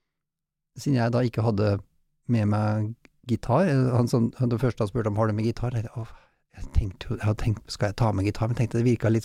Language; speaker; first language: Norwegian; native; Norwegian